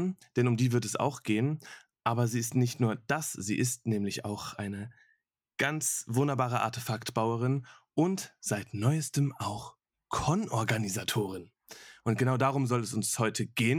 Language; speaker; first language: German; native; German